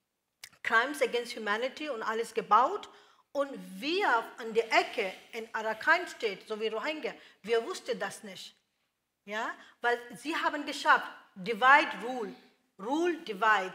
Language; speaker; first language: German; non-native, learner; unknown